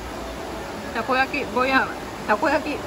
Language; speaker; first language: Spanish; non-native, learner; Japanese